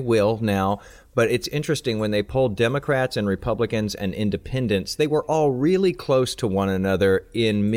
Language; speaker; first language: English; native; English